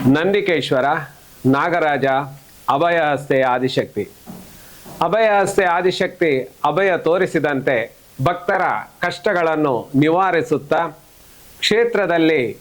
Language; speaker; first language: Kannada; native; Kannada